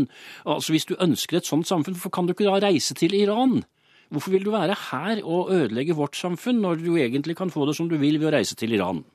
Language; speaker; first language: Norwegian; native; Norwegian